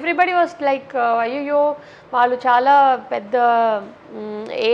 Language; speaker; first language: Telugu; non-native, fluent; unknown